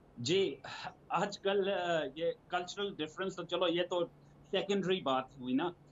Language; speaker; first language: Urdu; early bilingual, heritage; Urdu